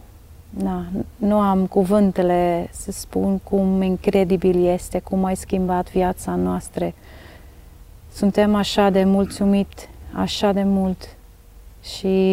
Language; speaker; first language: Romanian; non-native, learner; Dutch